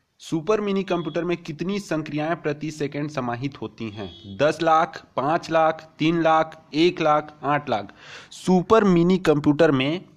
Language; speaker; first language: Hindi; native; Hindi